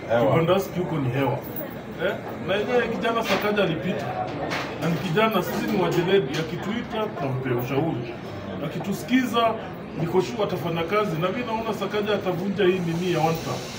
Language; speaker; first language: Swahili; non-native, local second language; Luyia